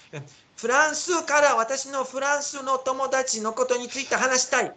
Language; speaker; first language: Japanese; non-native, learner; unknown